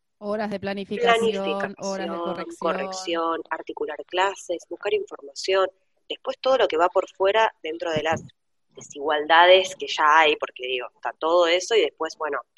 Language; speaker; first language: Spanish; native; Spanish